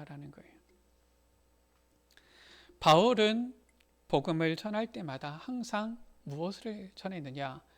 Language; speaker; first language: Korean; native; Korean